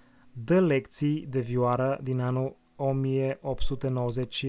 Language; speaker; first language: Romanian; non-native, fluent; Bulgarian